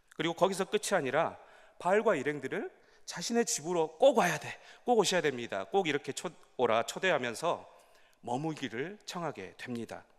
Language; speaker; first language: Korean; native; Korean